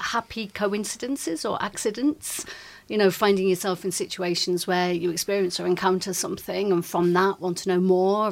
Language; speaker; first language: English; native; English